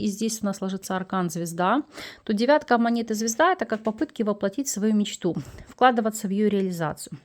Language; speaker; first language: Russian; native; Russian